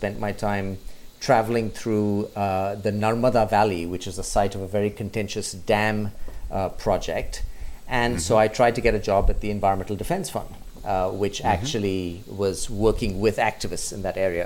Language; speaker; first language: English; non-native, local second language; Hindi